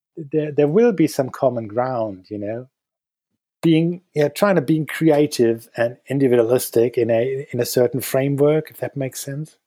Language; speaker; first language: English; non-native, fluent; German